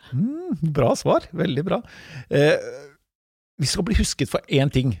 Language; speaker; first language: Norwegian; native; Norwegian